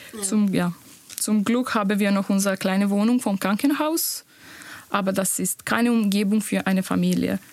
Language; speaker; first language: German; non-native, learner; Bosnian